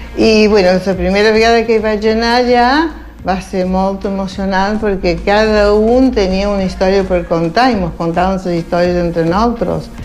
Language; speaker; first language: Catalan; early bilingual, heritage; Catalan